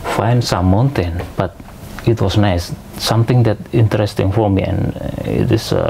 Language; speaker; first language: English; non-native, learner; Indonesian